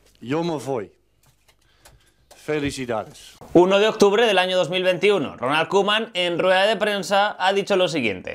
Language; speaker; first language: Spanish; native; Spanish